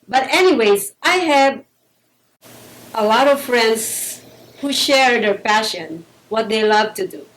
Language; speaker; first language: English; non-native, local second language; Filipino